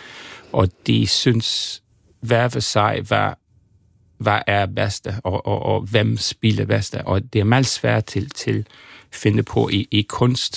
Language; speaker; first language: Danish; non-native, learner; English